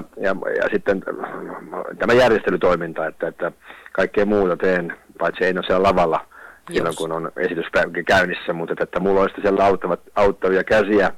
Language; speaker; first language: Finnish; native; Finnish